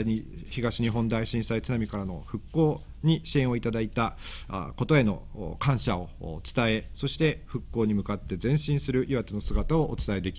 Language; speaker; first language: Japanese; native; Japanese